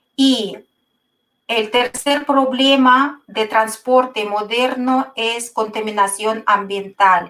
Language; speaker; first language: Spanish; non-native, fluent; Russian